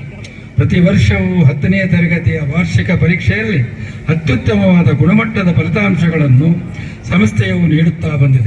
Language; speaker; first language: Kannada; native; Kannada